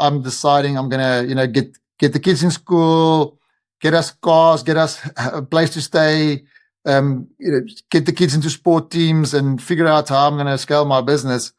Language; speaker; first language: English; non-native, local second language; Afrikaans